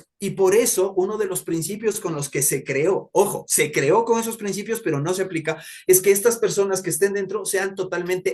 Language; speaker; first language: Spanish; native; Spanish